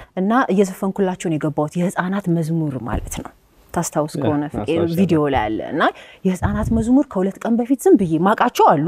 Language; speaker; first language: Amharic; native; Amharic